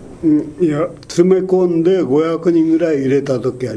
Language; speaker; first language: Japanese; native; Japanese